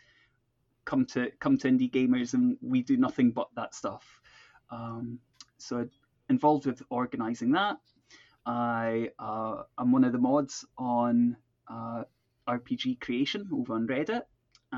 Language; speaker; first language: English; native; English